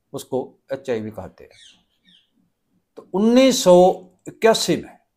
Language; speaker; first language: Hindi; non-native, local second language; Punjabi